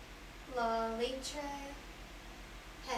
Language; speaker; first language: Spanish; non-native, learner; English